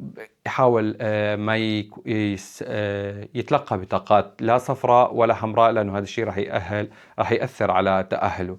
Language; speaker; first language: Arabic; native; Arabic